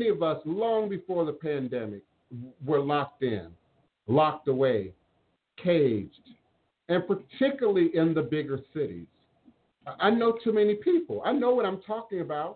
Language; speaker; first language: English; native; English